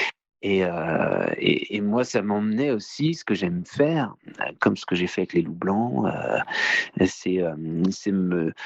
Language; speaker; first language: French; native; French